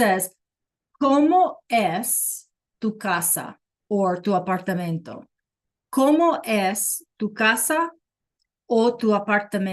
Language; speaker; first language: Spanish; non-native, fluent; English